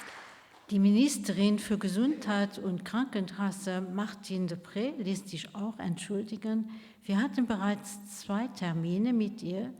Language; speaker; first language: German; non-native, local second language; Luxembourgish